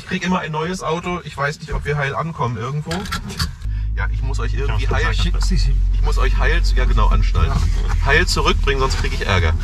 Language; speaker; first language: German; native; German